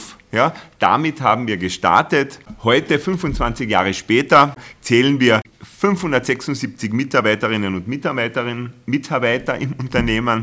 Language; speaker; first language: German; native; German